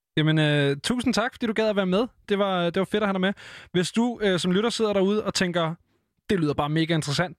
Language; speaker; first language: Danish; native; Danish